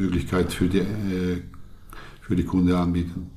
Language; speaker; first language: German; non-native, learner; Hungarian